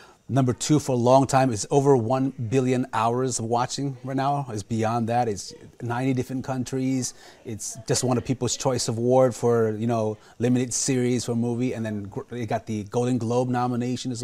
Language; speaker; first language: English; non-native, fluent; Lao